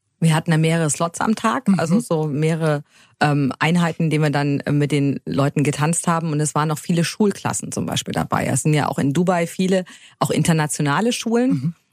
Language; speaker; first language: German; native; German